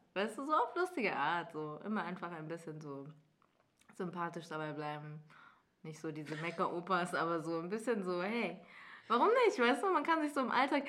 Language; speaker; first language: German; early bilingual, other home language; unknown